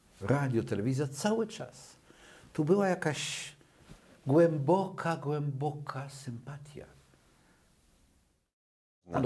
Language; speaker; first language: Polish; early bilingual, other home language; Yiddish